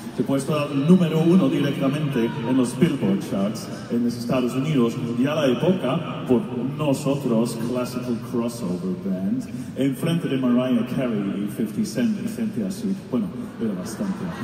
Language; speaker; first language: Spanish; non-native, fluent; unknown